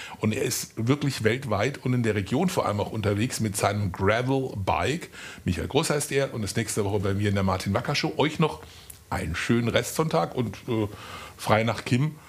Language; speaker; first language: German; native; German